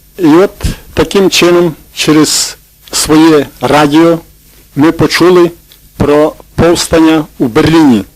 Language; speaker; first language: Ukrainian; native; Ukrainian